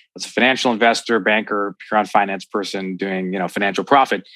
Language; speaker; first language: English; native; English